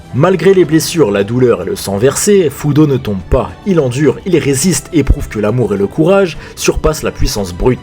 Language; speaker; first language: French; native; French